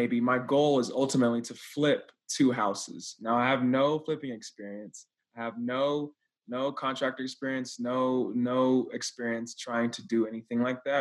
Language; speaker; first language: English; native; English